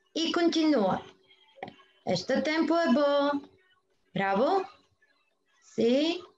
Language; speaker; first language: Portuguese; non-native, learner; Bulgarian